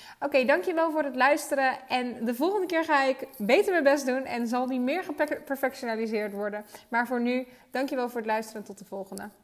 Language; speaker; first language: Dutch; native; Dutch